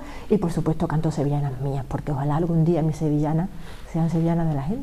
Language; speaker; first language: Spanish; native; Spanish